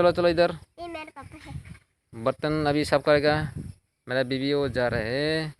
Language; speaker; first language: Hindi; non-native, local second language; Kok Borok